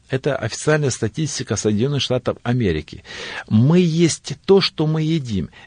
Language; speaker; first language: Russian; native; Russian